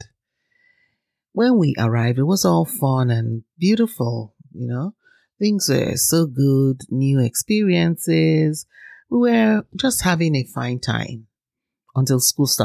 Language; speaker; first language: English; non-native, local second language; Yoruba